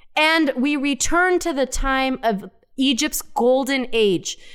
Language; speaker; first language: English; native; English